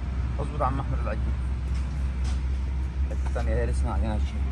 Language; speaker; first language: Arabic; native; Arabic